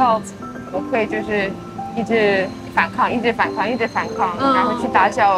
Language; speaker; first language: Chinese; early bilingual, heritage; Chinese